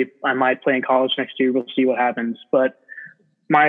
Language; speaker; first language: English; native; English